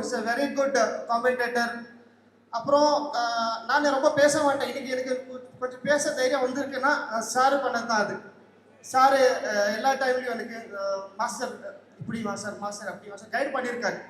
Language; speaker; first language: Tamil; non-native, local second language; Kannada